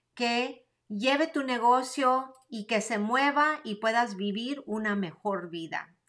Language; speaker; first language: Spanish; early bilingual, heritage; Spanish